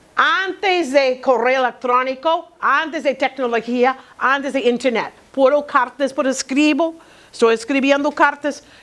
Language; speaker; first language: Spanish; non-native, learner; English